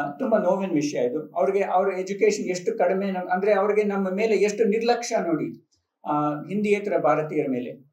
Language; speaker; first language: Kannada; non-native, local second language; Telugu